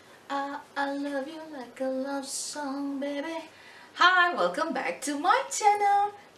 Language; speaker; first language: English; non-native, local second language; Malay